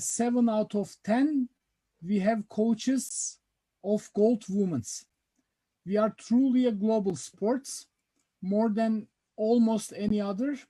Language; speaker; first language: English; non-native, fluent; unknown